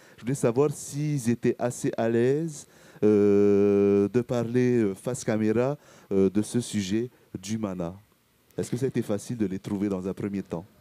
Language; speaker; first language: French; native; French